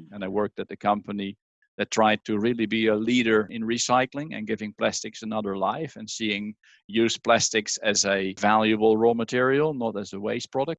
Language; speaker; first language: English; non-native, fluent; Dutch